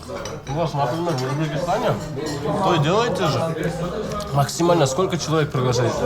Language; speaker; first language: Russian; non-native, fluent; Uzbek